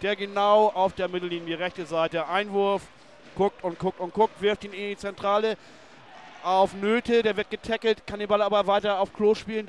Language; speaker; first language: German; native; German